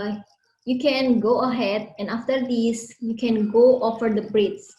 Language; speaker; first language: English; non-native, learner; Indonesian